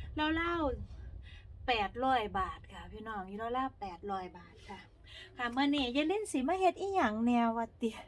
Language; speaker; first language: Thai; native; Thai